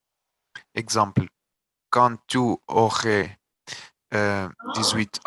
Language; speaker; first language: French; non-native, learner; Portuguese